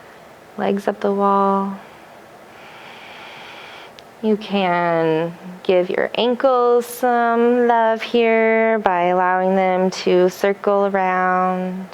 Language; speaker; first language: English; native; English